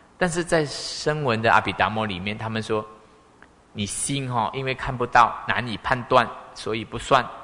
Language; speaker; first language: Chinese; native; Chinese